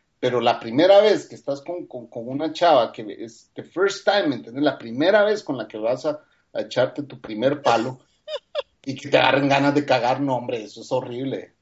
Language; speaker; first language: Spanish; native; Spanish